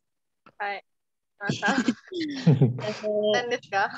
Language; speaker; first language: Japanese; non-native, learner; Indonesian